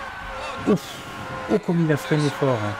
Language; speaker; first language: French; native; French